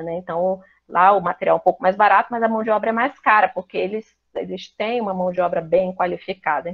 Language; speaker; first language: Portuguese; native; Portuguese